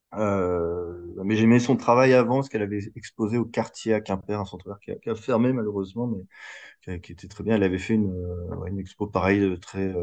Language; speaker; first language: French; native; French